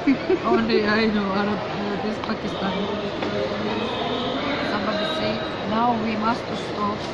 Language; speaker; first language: English; non-native, learner; Turkish